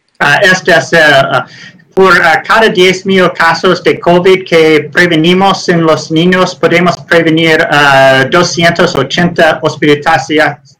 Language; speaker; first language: Spanish; non-native, learner; English